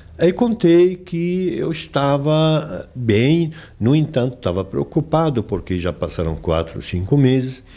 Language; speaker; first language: Portuguese; non-native, fluent; Arabic